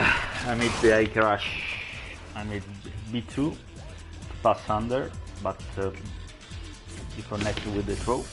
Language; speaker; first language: English; non-native, learner; Italian